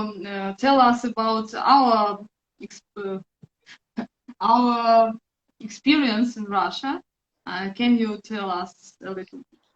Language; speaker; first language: English; non-native, learner; Russian